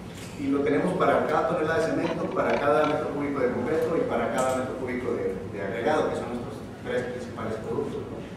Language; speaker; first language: Spanish; native; Spanish